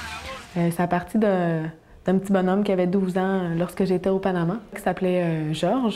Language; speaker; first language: French; native; French